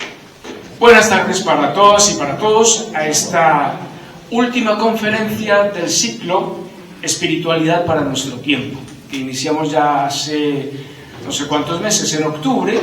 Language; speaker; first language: Spanish; native; Spanish